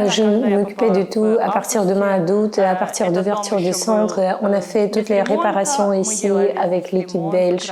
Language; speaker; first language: French; non-native, fluent; Ukrainian